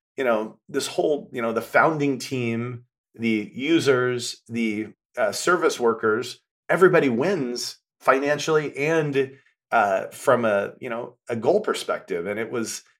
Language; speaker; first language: English; native; English